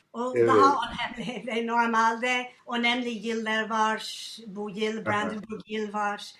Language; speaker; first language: Turkish; non-native, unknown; English